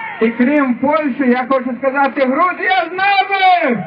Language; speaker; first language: Ukrainian; non-native, fluent; Georgian